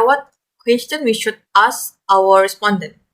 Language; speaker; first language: English; non-native, learner; Malay